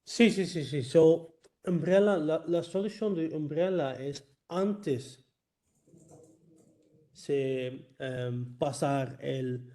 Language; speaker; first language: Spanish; non-native, learner; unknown